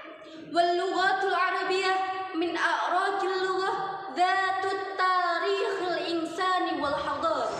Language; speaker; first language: Arabic; non-native, fluent; Indonesian